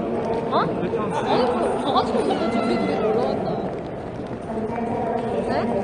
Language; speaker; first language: Korean; native; Korean